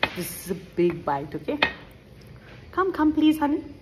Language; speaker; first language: English; non-native, local second language; Kannada